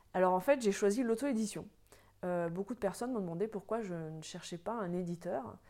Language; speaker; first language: French; native; French